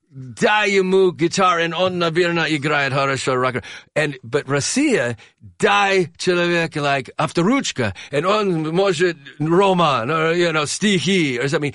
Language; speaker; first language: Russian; non-native, learner; English